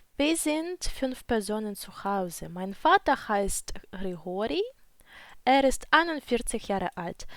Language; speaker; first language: German; non-native, fluent; Ukrainian